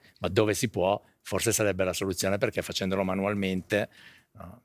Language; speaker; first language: Italian; native; Italian